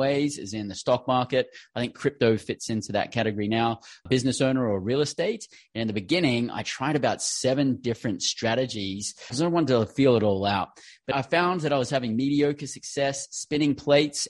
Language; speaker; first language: English; native; English